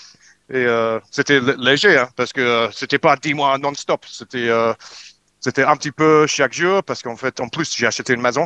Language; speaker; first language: French; non-native, learner; English